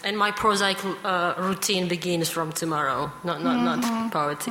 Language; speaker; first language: English; non-native, fluent; Georgian